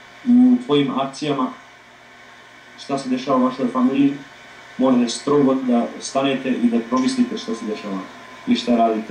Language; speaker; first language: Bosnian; early bilingual, heritage; English